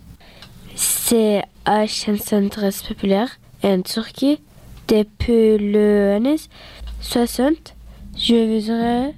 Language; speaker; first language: French; non-native, learner; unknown